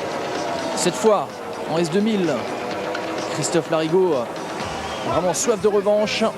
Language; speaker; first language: French; native; French